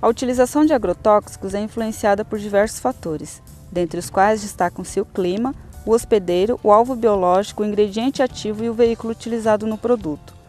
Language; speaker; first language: Portuguese; native; Portuguese